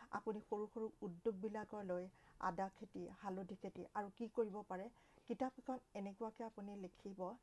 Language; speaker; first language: Assamese; native; Assamese